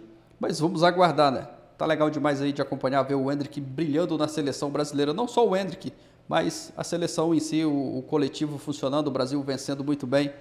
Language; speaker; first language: Portuguese; native; Portuguese